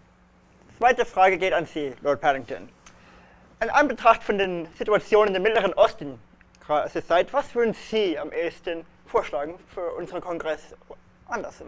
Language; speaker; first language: German; non-native, fluent; English